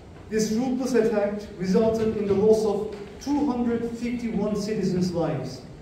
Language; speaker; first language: English; non-native, fluent; Turkish